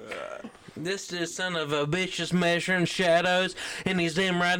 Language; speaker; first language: English; native; English